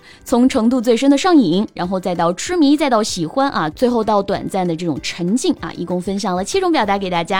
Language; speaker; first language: Chinese; native; Chinese